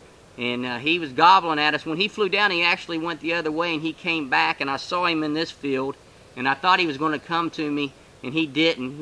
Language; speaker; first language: English; native; English